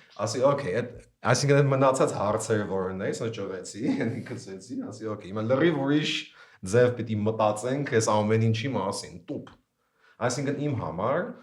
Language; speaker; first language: Armenian; early bilingual, heritage; Armenian